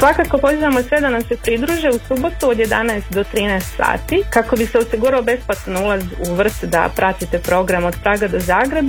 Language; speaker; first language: Croatian; native; Croatian